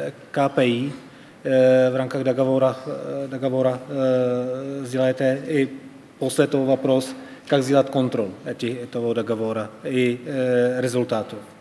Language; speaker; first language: Russian; non-native, fluent; Czech